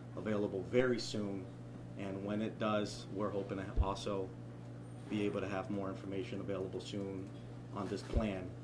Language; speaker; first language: English; early bilingual, other home language; Spanish